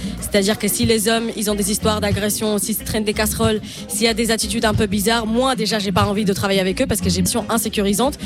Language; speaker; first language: French; non-native, fluent; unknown